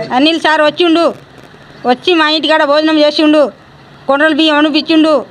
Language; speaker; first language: Telugu; non-native, local second language; Lambadi